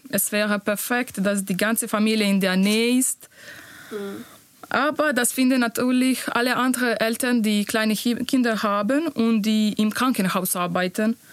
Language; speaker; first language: German; non-native, learner; Bosnian